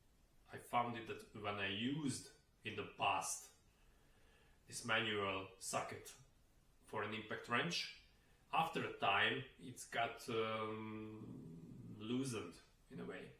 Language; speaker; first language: English; non-native, fluent; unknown